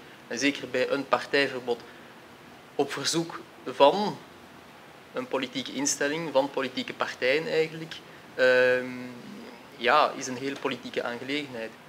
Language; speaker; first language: Dutch; native; Dutch